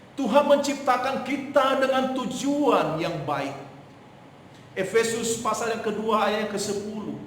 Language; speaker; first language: Indonesian; non-native, local second language; Nias